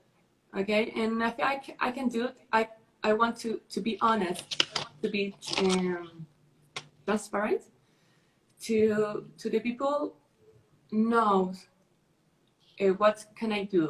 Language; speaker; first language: English; non-native, learner; Spanish